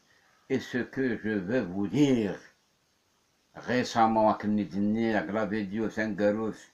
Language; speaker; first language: French; non-native, local second language; Kabyle